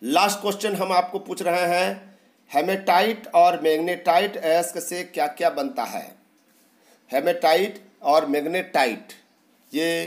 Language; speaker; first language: Hindi; native; Hindi